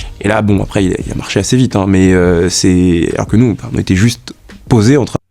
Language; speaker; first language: French; native; French